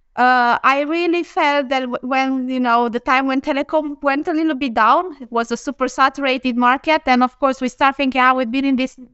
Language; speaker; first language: English; non-native, fluent; Romanian